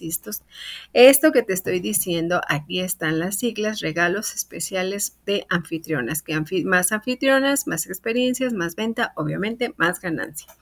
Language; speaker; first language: Spanish; native; Spanish